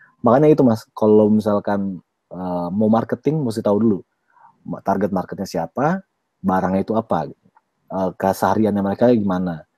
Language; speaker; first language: Indonesian; native; Indonesian